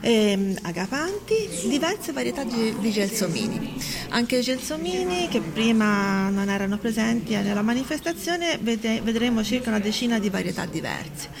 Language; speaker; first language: Italian; native; Italian